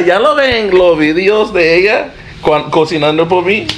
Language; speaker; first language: Spanish; non-native, learner; English